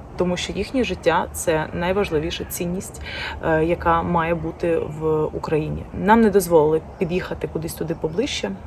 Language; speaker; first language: Ukrainian; non-native, local second language; Russian